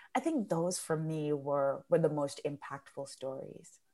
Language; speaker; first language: English; non-native, local second language; Shona